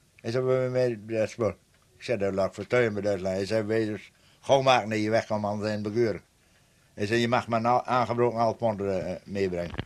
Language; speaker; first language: Dutch; native; Dutch